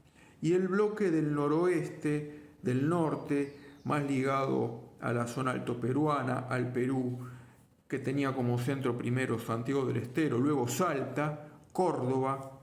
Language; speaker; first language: Spanish; native; Spanish